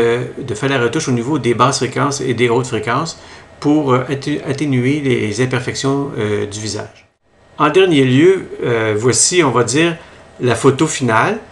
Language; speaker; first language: French; native; French